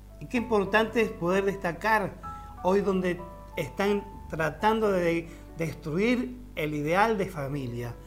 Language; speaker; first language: Spanish; native; Spanish